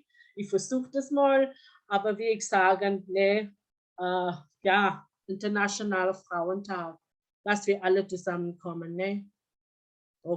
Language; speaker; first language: German; non-native, learner; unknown